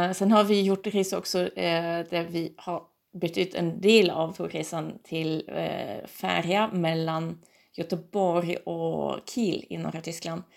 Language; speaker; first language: Swedish; non-native, fluent; German